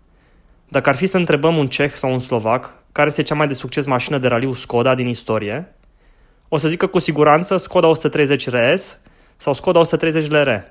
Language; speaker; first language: Romanian; native; Romanian